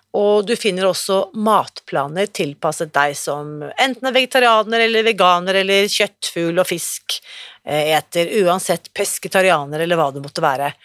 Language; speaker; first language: Norwegian; native; Norwegian